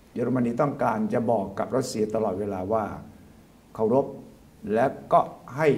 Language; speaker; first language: Thai; native; Thai